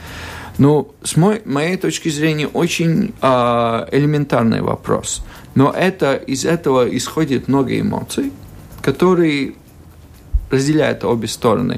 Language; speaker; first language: Russian; non-native, local second language; Latvian